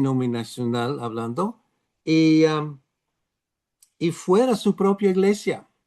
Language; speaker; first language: Spanish; non-native, fluent; Dutch